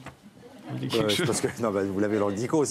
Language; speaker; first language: French; native; French